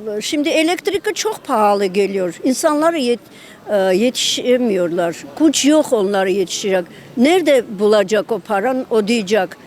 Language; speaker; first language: Turkish; non-native, learner; Armenian